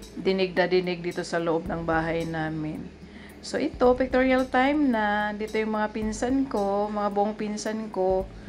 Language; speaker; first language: Filipino; non-native, local second language; Cebuano